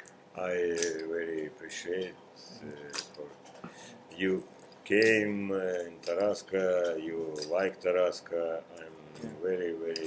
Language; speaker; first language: English; non-native, learner; Russian